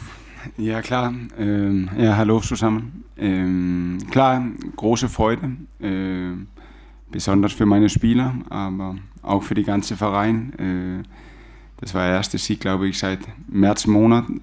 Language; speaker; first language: German; non-native, fluent; Danish